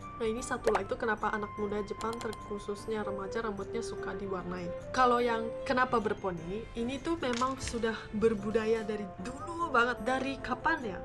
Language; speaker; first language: Indonesian; non-native, fluent; Japanese